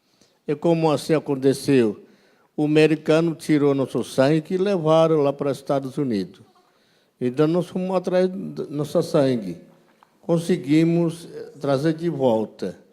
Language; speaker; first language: Portuguese; non-native, local second language; Yanomámi